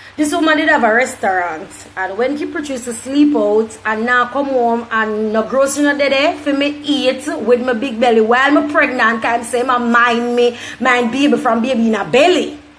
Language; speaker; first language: English; native; English